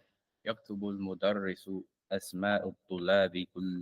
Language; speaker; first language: Arabic; non-native, learner; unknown